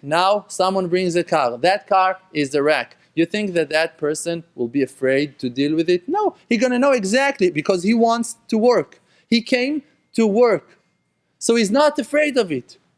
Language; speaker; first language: English; non-native, fluent; Hebrew